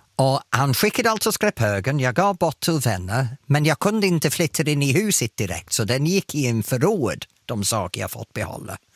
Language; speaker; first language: Swedish; non-native, fluent; English